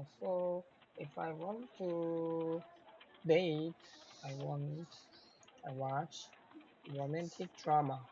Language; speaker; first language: English; non-native, learner; Korean